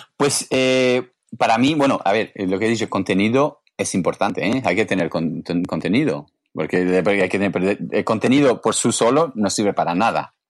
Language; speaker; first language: Spanish; non-native, fluent; English